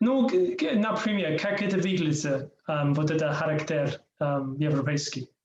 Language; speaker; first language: Russian; non-native, learner; English